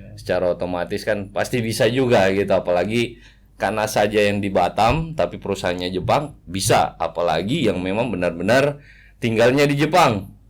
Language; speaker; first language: Indonesian; native; Indonesian